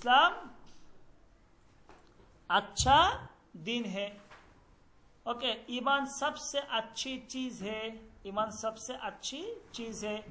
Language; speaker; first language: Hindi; non-native, fluent; Bangla